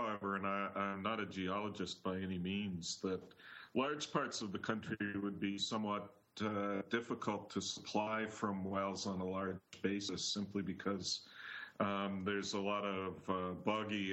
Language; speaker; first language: English; native; English